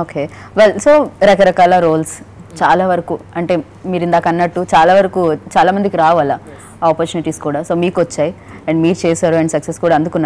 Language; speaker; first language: Telugu; native; Telugu